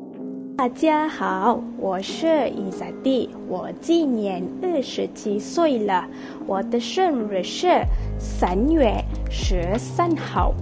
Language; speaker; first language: Chinese; non-native, learner; Malay